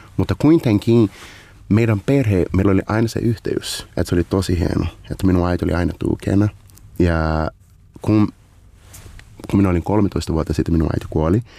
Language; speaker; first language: Finnish; non-native, fluent; Portuguese